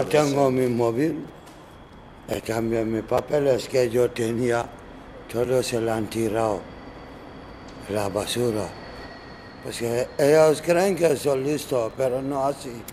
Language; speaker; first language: Spanish; non-native, learner; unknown